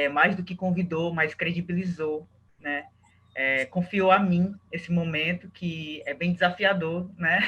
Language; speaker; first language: Portuguese; native; Portuguese